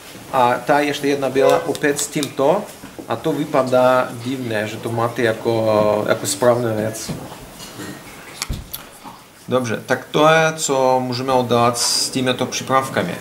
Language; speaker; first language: Czech; non-native, learner; Russian